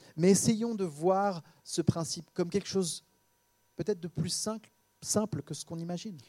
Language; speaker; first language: French; native; French